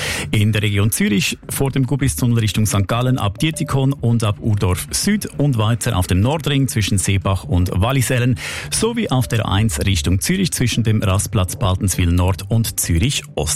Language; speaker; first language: German; native; German